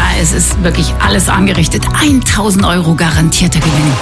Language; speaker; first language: German; native; German